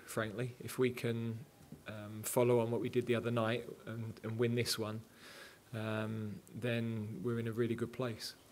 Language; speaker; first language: English; native; English